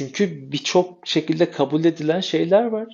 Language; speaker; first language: Turkish; native; Turkish